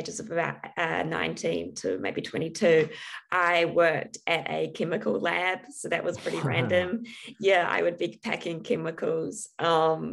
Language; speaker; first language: English; native; English